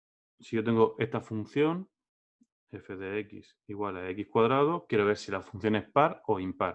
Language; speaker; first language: Spanish; native; Spanish